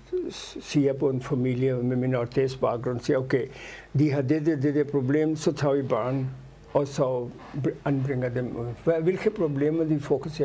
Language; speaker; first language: Danish; non-native, fluent; Urdu